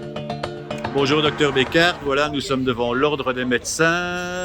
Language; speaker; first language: French; native; French